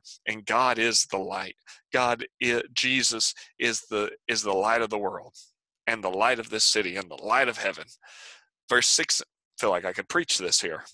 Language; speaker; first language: English; native; English